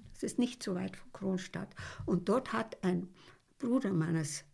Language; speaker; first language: German; early bilingual, heritage; Romanian